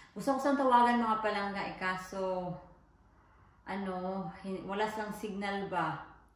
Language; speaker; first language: Filipino; non-native, local second language; Cebuano